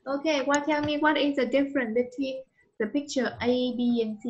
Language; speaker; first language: English; non-native, learner; Vietnamese